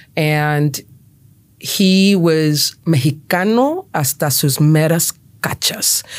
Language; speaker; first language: English; native; English